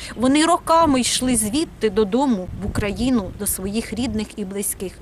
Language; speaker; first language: Ukrainian; native; Ukrainian